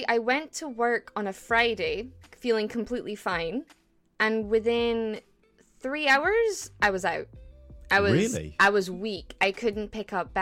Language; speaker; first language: English; native; English